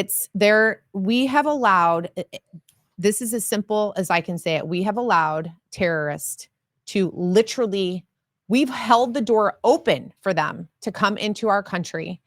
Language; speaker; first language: English; native; English